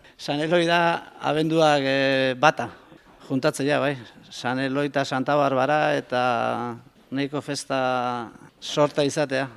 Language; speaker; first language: Basque; native; Basque